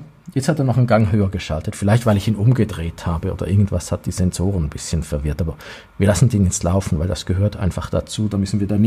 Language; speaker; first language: German; native; German